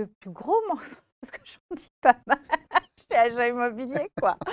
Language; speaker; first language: French; native; French